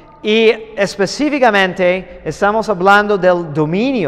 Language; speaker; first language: Spanish; non-native, fluent; English